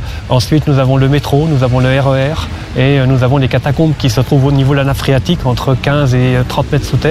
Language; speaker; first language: French; native; French